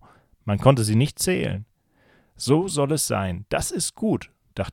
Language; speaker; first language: German; native; German